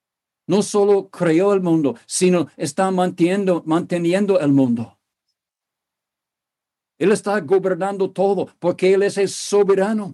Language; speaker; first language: Spanish; non-native, fluent; English